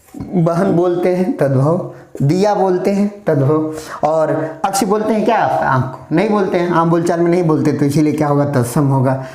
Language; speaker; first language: Hindi; native; Hindi